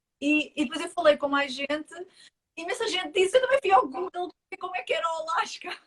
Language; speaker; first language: Portuguese; native; Portuguese